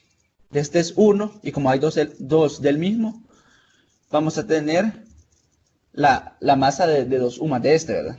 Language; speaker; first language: Spanish; native; Spanish